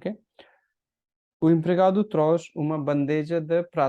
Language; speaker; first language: Portuguese; non-native, fluent; Hindi